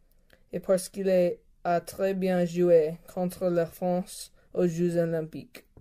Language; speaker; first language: French; non-native, learner; English